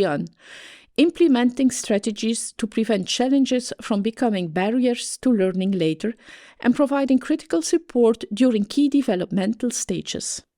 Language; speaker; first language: English; non-native, fluent; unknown